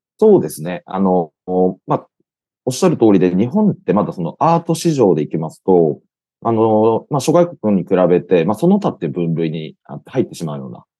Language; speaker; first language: Japanese; native; Japanese